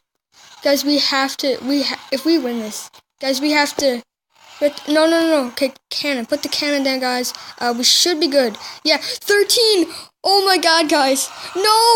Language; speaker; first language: English; native; English